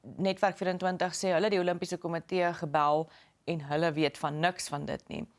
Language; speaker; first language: Afrikaans; native; Afrikaans